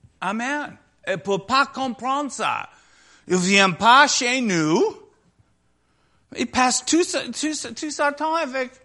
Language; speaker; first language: French; non-native, learner; English